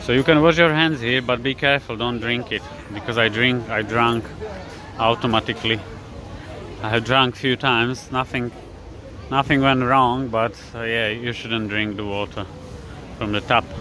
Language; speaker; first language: English; non-native, fluent; Slovak